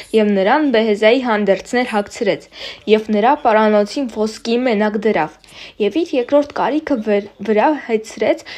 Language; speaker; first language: Armenian; non-native, local second language; Russian